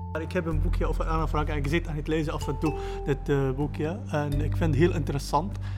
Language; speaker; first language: Dutch; non-native, learner; Arabic